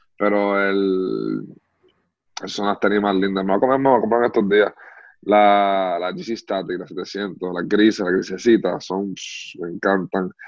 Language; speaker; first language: Spanish; early bilingual, heritage; Spanish